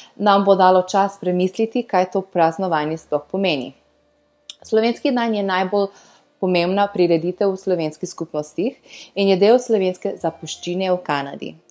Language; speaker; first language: Slovenian; early bilingual, heritage; Slovenian